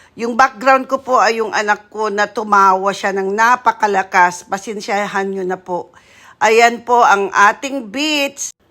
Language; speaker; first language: Filipino; non-native, local second language; Iloko